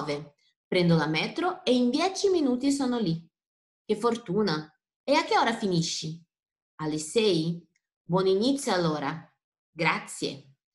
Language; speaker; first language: Italian; non-native, fluent; Portuguese